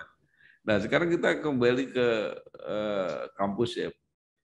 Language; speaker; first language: Indonesian; native; Indonesian